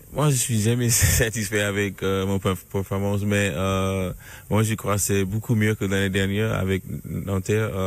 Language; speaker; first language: French; non-native, learner; English